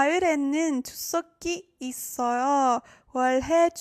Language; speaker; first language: Korean; non-native, learner; English